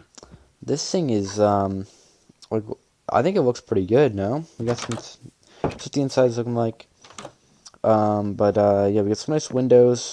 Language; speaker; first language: English; native; English